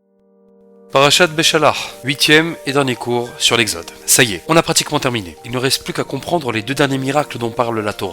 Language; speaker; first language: French; native; French